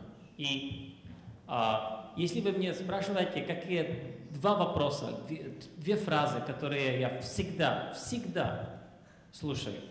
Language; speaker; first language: Russian; non-native, fluent; Czech